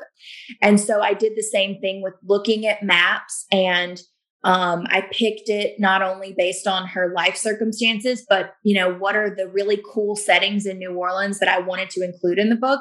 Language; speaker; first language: English; native; English